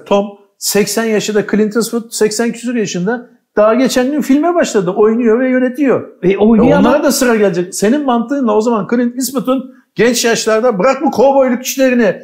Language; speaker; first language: Turkish; native; Turkish